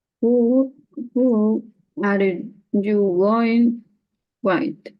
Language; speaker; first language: English; non-native, learner; Spanish